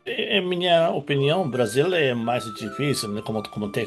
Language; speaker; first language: Portuguese; non-native, fluent; Japanese